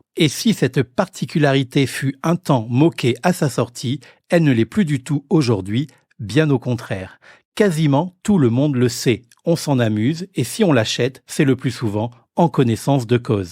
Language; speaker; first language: French; native; French